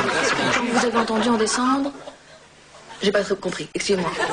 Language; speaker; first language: French; native; French